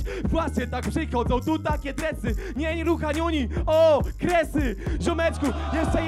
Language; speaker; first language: Polish; native; Polish